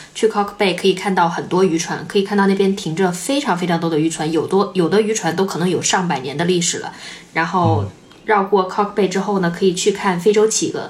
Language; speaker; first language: Chinese; native; Chinese